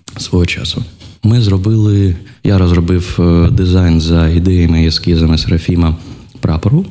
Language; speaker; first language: Ukrainian; non-native, local second language; Russian